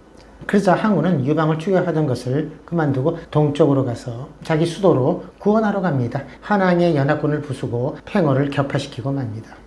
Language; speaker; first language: Korean; native; Korean